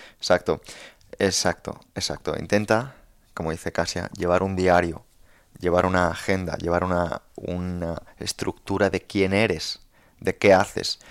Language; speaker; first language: Spanish; native; Spanish